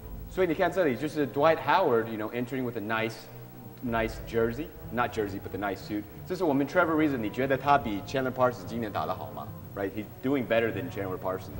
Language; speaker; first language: English; early bilingual, other home language; Chinese